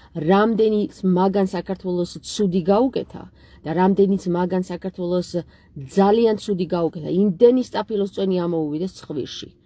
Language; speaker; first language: Georgian; native; Georgian